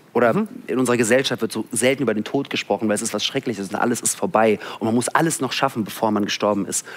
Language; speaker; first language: German; early bilingual, other home language; Russian